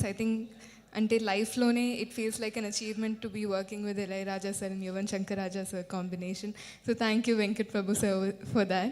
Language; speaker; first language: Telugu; non-native, fluent; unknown